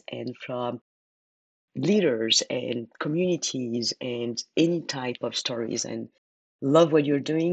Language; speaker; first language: English; non-native, fluent; French